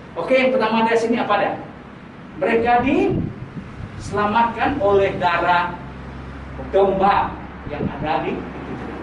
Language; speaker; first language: Malay; non-native, local second language; Iban